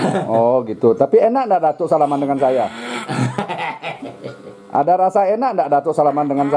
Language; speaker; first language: Indonesian; native; Indonesian